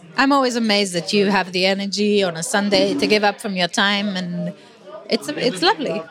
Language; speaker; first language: English; non-native, fluent; Hebrew